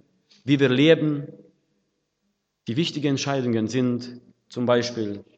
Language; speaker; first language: German; non-native, fluent; Russian